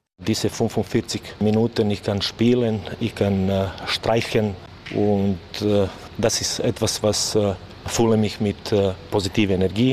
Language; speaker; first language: German; non-native, learner; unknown